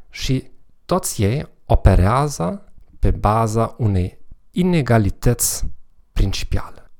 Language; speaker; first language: Romanian; non-native, fluent; German